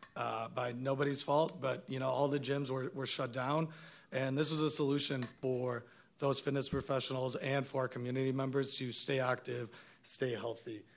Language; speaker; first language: English; non-native, fluent; Hebrew